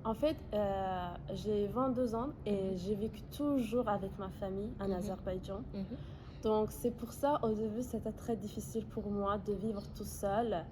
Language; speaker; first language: French; non-native, fluent; Azerbaijani